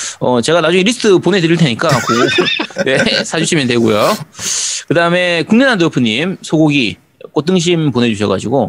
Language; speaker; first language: Korean; native; Korean